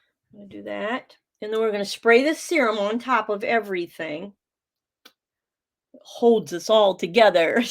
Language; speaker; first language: English; native; English